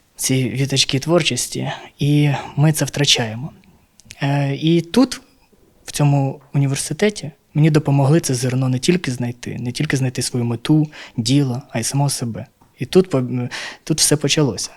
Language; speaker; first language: Ukrainian; non-native, local second language; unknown